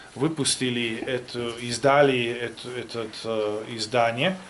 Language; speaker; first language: Russian; non-native, fluent; German